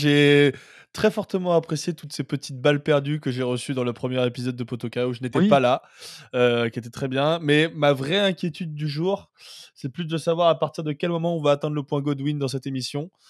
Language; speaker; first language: French; native; French